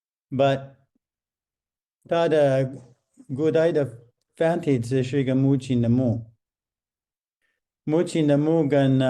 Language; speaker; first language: Chinese; non-native, fluent; English